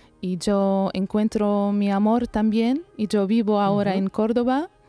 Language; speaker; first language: Spanish; non-native, learner; Arabic